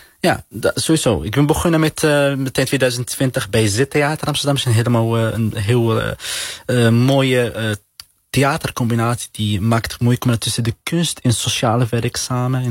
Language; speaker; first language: Dutch; non-native, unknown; Arabic